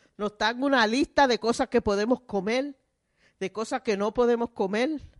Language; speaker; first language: Spanish; early bilingual, heritage; Spanish